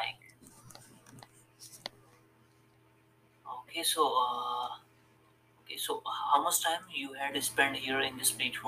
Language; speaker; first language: English; non-native, local second language; Hindi